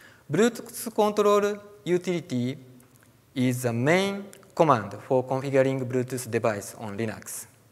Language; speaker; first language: English; non-native, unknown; Japanese